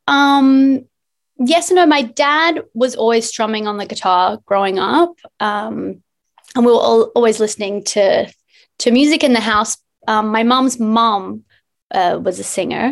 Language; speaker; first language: English; native; English